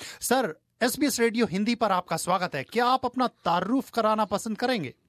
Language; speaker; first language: Hindi; native; Hindi